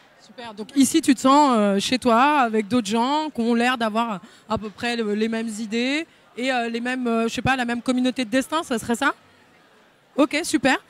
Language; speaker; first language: French; native; French